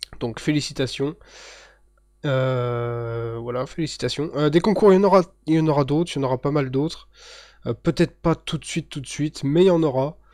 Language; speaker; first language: French; native; French